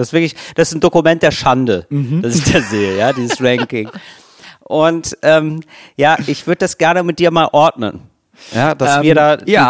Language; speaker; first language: German; native; German